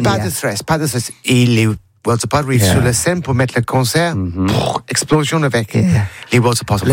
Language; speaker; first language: French; non-native, learner; English